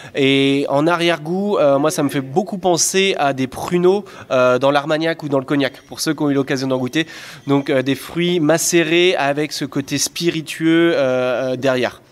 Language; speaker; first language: French; native; French